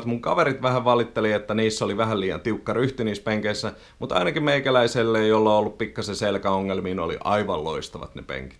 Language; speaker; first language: Finnish; native; Finnish